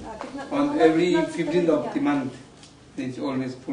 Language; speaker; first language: English; non-native, learner; Tibetan